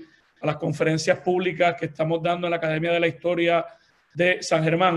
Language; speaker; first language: Spanish; native; Spanish